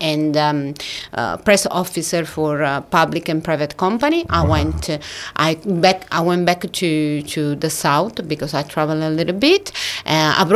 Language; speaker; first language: English; non-native, fluent; Italian